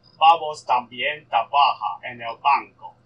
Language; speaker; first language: Spanish; non-native, learner; Cantonese